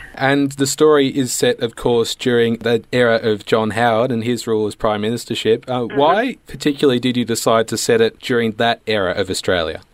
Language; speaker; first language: English; native; English